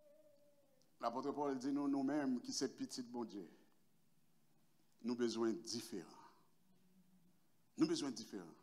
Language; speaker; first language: French; non-native, local second language; Haitian Creole